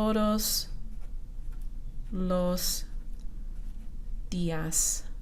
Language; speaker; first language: Spanish; non-native, fluent; English